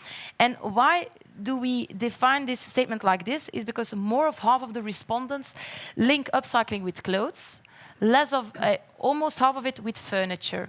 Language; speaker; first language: English; non-native, fluent; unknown